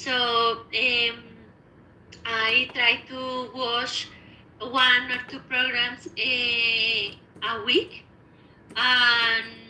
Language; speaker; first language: English; non-native, learner; Spanish